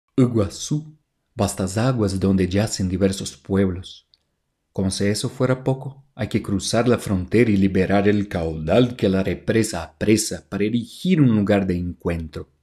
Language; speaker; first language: Spanish; non-native, fluent; Portuguese